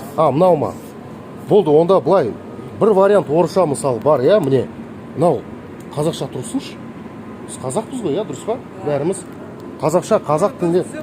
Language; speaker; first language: Kazakh; non-native, local second language; Russian